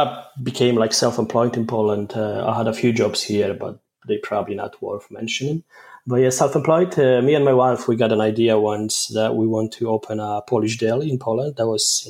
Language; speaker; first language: English; non-native, fluent; Polish